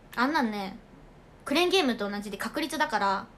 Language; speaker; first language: Japanese; native; Japanese